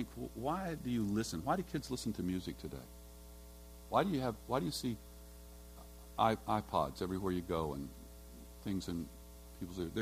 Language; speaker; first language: English; native; English